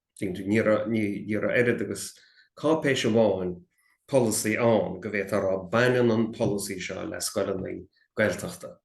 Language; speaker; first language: Irish; native; Irish